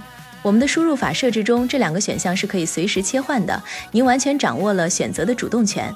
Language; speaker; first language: Chinese; native; Chinese